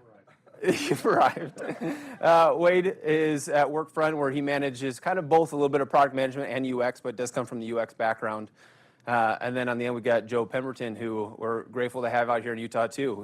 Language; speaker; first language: English; native; English